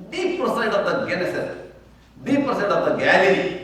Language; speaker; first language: English; non-native, local second language; Malayalam